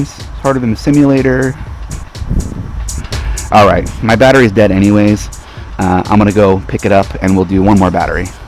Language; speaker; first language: English; native; English